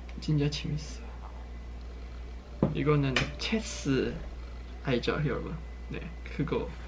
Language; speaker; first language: Korean; non-native, learner; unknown